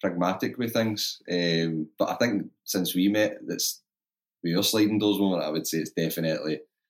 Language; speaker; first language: English; native; English